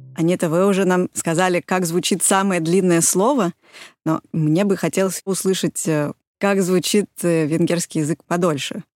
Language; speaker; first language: Russian; native; Russian